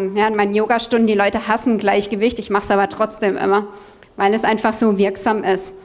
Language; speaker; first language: German; native; German